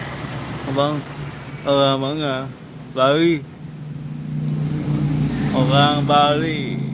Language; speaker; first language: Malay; non-native, local second language; Balinese